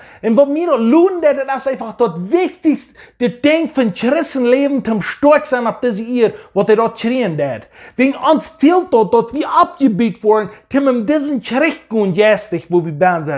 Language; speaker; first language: German; non-native, learner; English